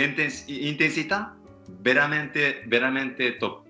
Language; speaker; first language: Italian; non-native, fluent; Japanese